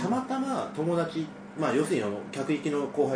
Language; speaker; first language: Japanese; native; Japanese